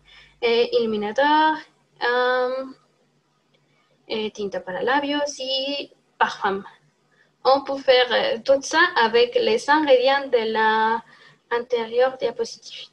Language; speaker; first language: French; non-native, learner; Spanish